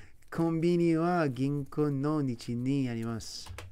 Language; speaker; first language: Japanese; non-native, learner; English